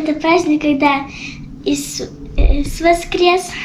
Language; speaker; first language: Russian; early bilingual, heritage; Russian